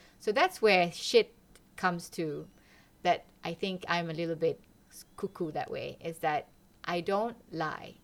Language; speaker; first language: English; non-native, local second language; Malay